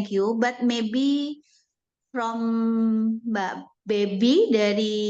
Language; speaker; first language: English; non-native, learner; Indonesian